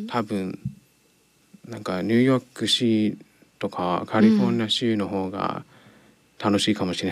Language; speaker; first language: Japanese; non-native, learner; English